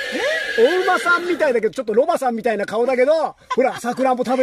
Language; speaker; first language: Japanese; native; Japanese